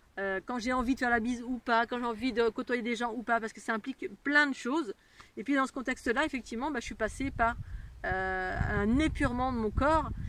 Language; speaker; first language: French; native; French